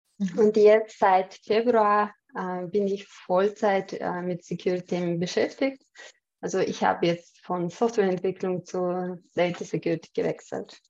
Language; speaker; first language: German; non-native, fluent; Chechen